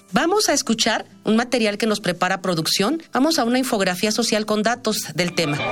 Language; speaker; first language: Spanish; native; Spanish